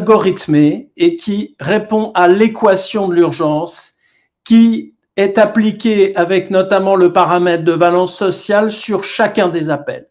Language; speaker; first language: French; native; French